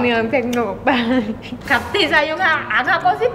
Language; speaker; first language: Korean; non-native, learner; Vietnamese